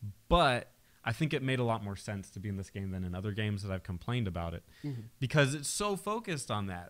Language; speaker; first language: English; native; English